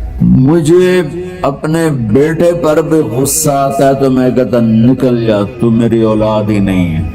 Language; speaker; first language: Urdu; non-native, local second language; Punjabi